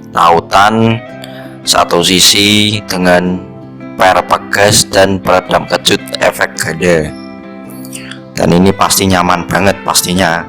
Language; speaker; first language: Indonesian; native; Indonesian